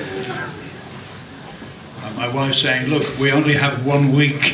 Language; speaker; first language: English; native; English